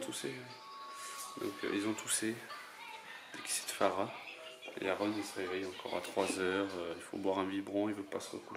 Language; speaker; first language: French; native; French